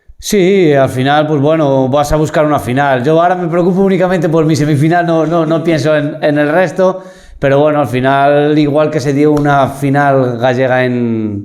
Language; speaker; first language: Spanish; native; Spanish